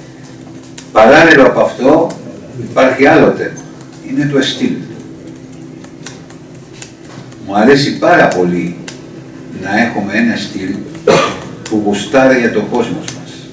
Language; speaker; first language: Greek; non-native, learner; Spanish